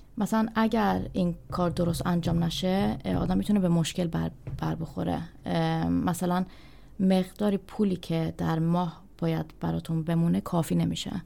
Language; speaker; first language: Persian; early bilingual, heritage; Persian